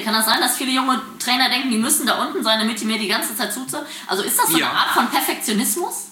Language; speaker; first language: German; native; German